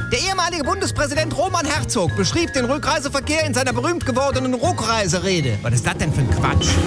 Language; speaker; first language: German; native; German